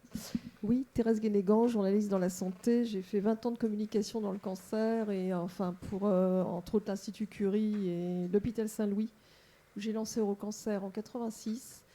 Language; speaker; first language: French; native; French